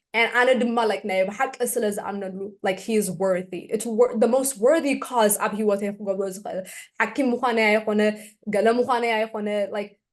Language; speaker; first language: Tigrinya; early bilingual, heritage; Tigrinya